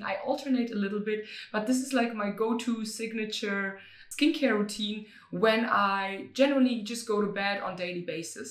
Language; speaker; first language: English; non-native, fluent; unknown